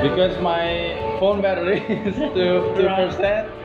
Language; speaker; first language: English; non-native, fluent; Indonesian